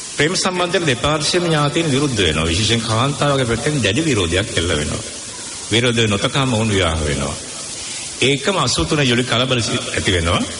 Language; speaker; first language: Sinhala; native; Sinhala